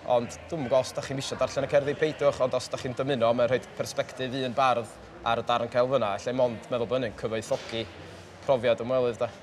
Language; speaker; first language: Welsh; native; Welsh